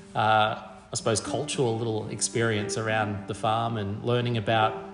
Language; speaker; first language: English; native; English